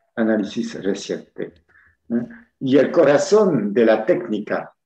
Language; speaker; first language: Spanish; non-native, fluent; French